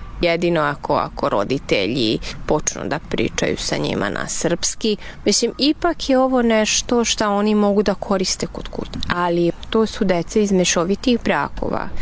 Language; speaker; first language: Serbian; non-native, local second language; Hungarian